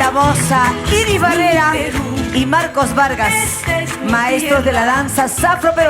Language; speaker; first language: Spanish; native; Spanish